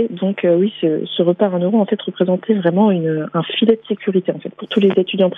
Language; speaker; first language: French; native; French